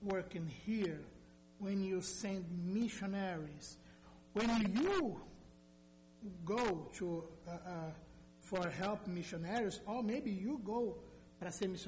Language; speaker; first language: English; non-native, learner; Portuguese